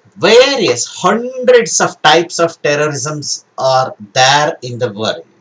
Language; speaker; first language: English; non-native, local second language; Kannada